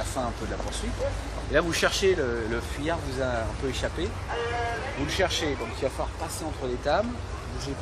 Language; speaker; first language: French; native; French